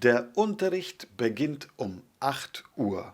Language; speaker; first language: German; non-native, fluent; Polish